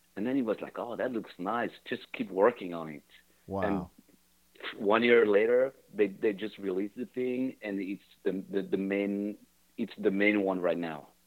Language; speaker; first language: English; non-native, fluent; French